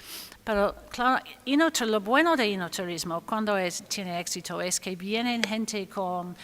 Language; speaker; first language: Spanish; non-native, fluent; English